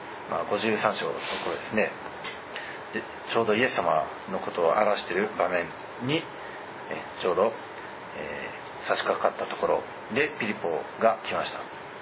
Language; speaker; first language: Japanese; native; Japanese